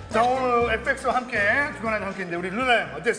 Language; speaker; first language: Korean; native; Korean